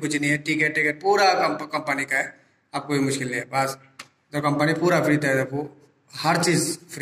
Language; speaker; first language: Hindi; non-native, learner; Bangla